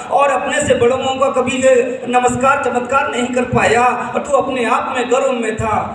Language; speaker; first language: Hindi; native; Hindi